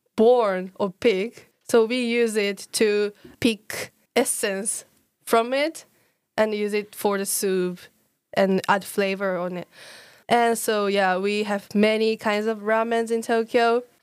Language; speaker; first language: English; non-native, learner; Japanese